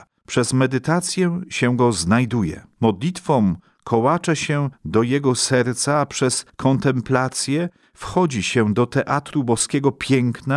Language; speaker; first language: Polish; native; Polish